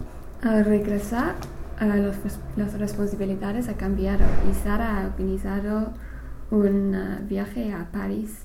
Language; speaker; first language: Spanish; non-native, learner; English